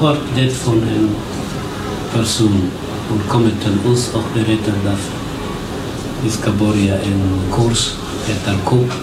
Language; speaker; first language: Swedish; non-native, learner; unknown